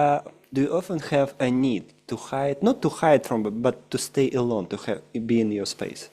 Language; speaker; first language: English; non-native, fluent; Russian